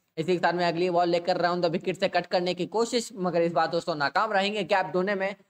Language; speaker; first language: Hindi; native; Hindi